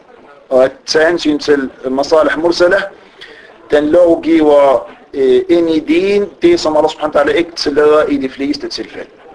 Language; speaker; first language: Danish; early bilingual, other home language; Arabic